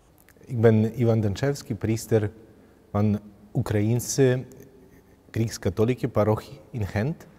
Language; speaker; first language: Dutch; non-native, fluent; Ukrainian